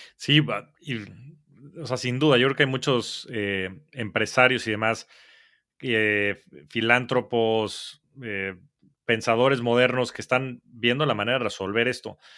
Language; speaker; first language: Spanish; native; Spanish